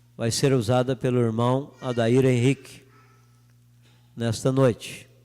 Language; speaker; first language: Portuguese; native; Portuguese